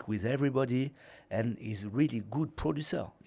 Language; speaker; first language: English; non-native, learner; French